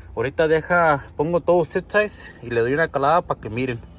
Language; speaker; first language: Spanish; early bilingual, heritage; Spanish